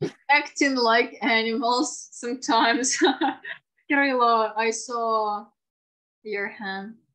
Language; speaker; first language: English; non-native, fluent; Ukrainian